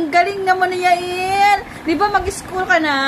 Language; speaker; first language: Filipino; native; Filipino